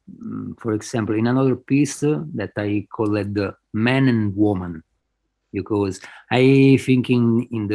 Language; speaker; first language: English; non-native, fluent; Spanish